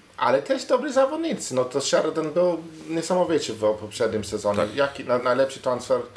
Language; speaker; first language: Polish; non-native, learner; English